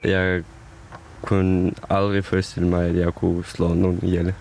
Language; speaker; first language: Danish; non-native, fluent; Ukrainian